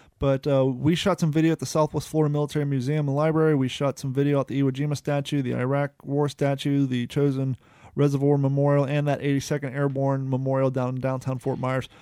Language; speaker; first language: English; native; English